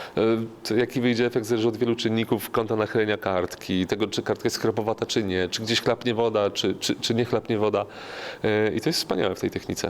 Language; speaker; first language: Polish; native; Polish